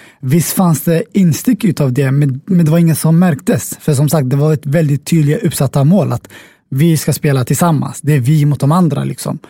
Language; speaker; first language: Swedish; early bilingual, other home language; Somali